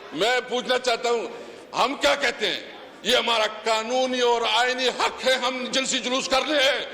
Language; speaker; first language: Urdu; non-native, local second language; Pashto